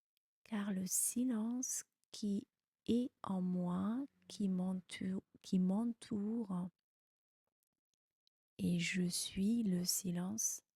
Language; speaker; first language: French; non-native, fluent; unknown